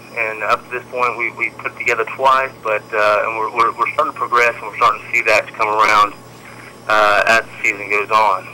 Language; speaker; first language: English; native; English